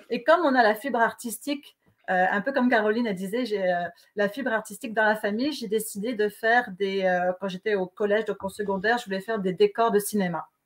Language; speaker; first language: French; native; French